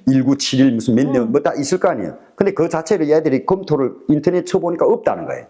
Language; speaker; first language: Korean; native; Korean